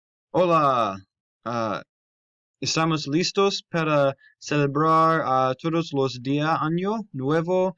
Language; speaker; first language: Spanish; non-native, learner; English